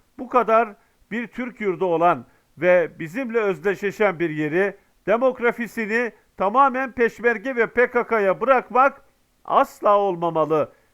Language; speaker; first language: Turkish; native; Turkish